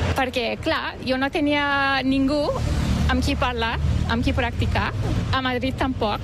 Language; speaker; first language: Catalan; non-native, fluent; Turkish